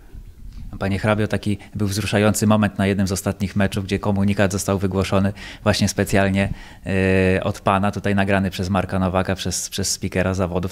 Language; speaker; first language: Polish; native; Polish